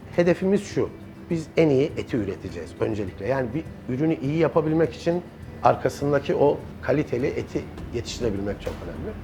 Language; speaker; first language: Turkish; native; Turkish